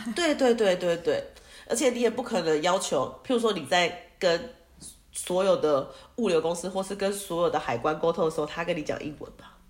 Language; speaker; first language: Chinese; native; Chinese